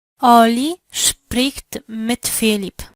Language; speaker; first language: German; non-native, learner; Polish